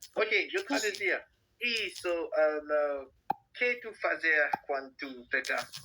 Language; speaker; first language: Portuguese; non-native, learner; English